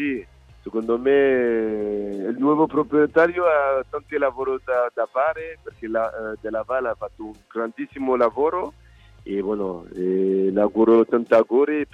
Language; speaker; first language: Italian; non-native, fluent; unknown